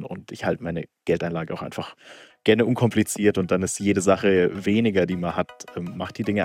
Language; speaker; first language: German; native; German